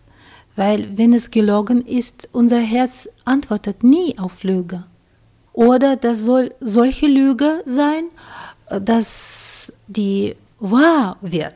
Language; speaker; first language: German; non-native, fluent; Russian